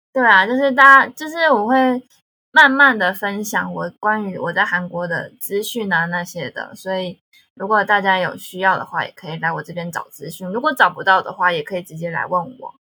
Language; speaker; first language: Chinese; native; Chinese